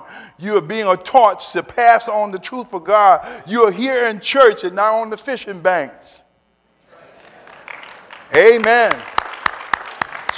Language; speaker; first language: English; native; English